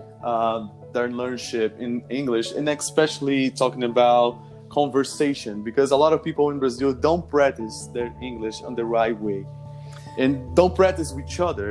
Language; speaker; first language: English; non-native, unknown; Portuguese